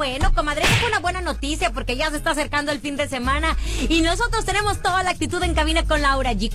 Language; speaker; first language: Spanish; native; Spanish